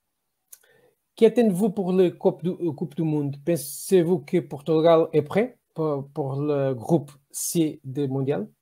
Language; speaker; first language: French; non-native, learner; Portuguese